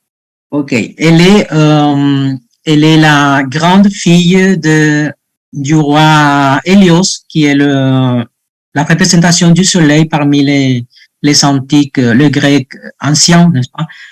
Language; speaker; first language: French; non-native, fluent; Spanish